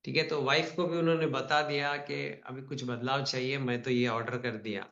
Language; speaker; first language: Hindi; non-native, local second language; Telugu